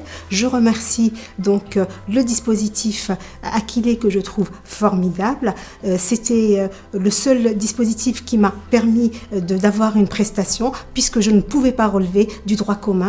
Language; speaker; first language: French; native; French